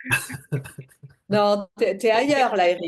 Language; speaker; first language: French; native; French